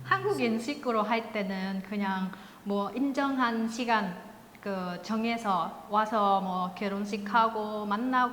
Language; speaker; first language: Korean; non-native, fluent; Vietnamese